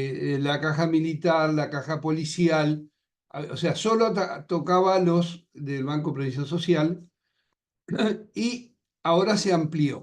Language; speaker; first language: Spanish; native; Spanish